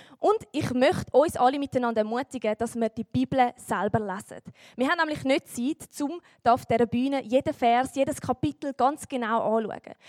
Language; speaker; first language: German; native; German